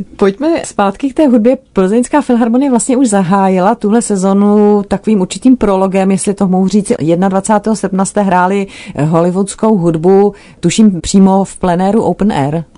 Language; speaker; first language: Czech; non-native, fluent; Japanese